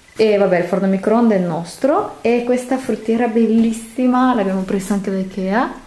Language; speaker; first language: Italian; non-native, fluent; Spanish